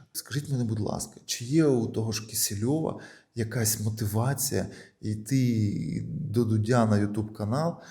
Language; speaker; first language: Ukrainian; non-native, local second language; Russian